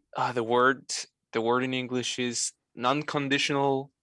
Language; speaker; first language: English; non-native, fluent; Spanish